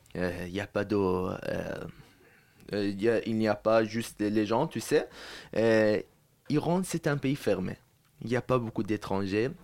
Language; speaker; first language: French; non-native, learner; Persian